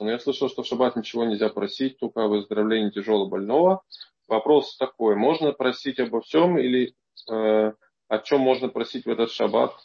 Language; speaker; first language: Russian; native; Russian